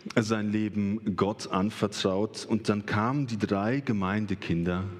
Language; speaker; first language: German; early bilingual, other home language; Russian